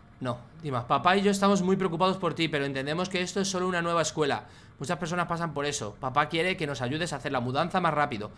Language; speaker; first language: Spanish; native; Spanish